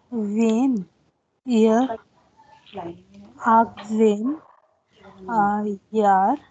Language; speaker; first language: German; non-native, learner; Hindi